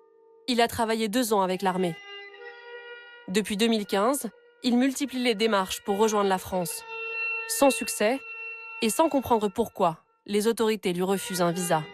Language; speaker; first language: French; native; French